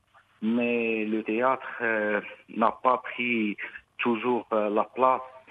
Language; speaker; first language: French; non-native, local second language; Arabic